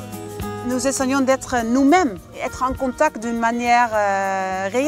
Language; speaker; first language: French; non-native, fluent; Dutch